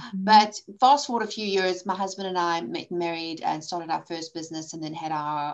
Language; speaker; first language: English; native; English